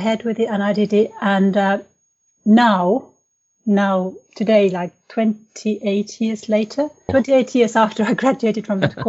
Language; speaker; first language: English; non-native, fluent; Finnish